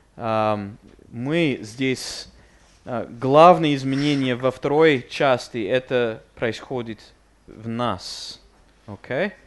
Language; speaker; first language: Russian; non-native, fluent; English